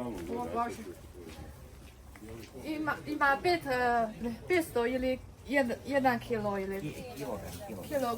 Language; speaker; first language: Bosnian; non-native, learner; Chinese